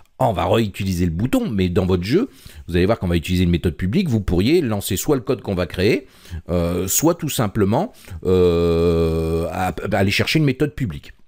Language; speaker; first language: French; native; French